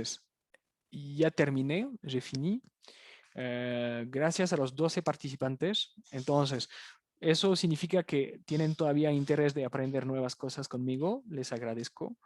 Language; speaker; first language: Spanish; native; Spanish